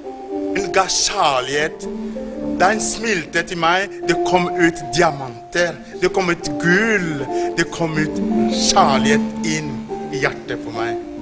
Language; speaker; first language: Norwegian; non-native, fluent; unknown